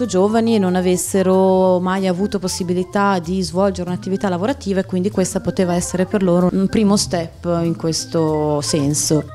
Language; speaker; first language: Italian; native; Italian